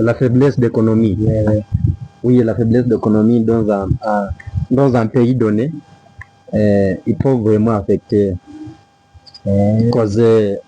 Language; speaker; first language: French; non-native, learner; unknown